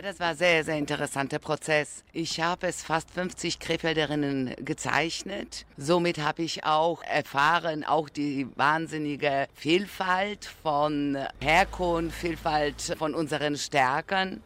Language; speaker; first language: German; non-native, fluent; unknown